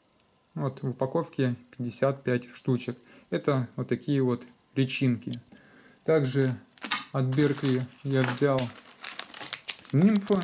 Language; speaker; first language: Russian; native; Russian